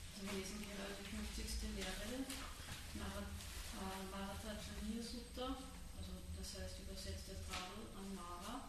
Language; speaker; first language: German; native; German